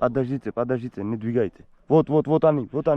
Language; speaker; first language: Russian; non-native, learner; Georgian